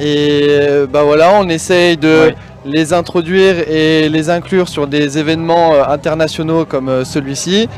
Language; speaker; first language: French; native; French